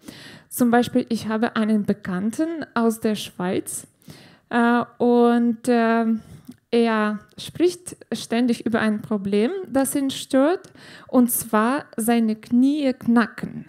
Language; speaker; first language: German; non-native, fluent; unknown